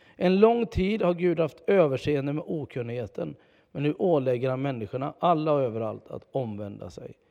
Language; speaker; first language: Swedish; native; Swedish